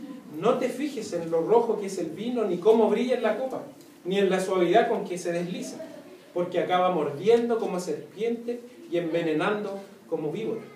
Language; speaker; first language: Spanish; native; Spanish